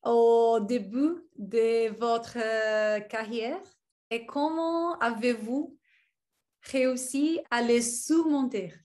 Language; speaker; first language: French; non-native, learner; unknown